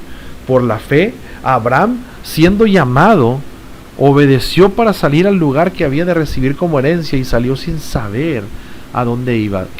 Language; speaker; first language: Spanish; native; Spanish